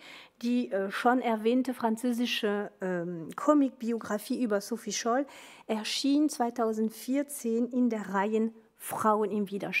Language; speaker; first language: German; non-native, fluent; French